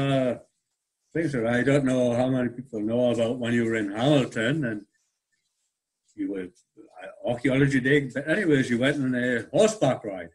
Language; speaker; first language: English; native; English